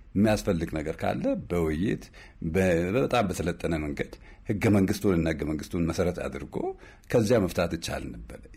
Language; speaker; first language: Amharic; native; Amharic